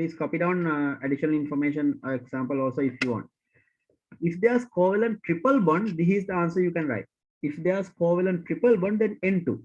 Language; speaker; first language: English; non-native, local second language; Sinhala